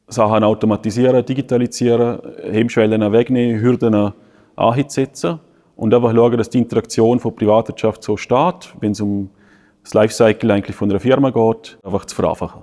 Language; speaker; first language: German; native; German